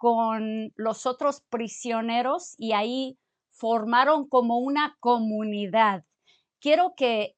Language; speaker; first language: Spanish; early bilingual, other home language; English